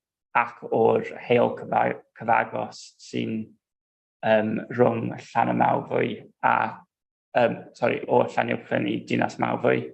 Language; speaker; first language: Welsh; non-native, local second language; English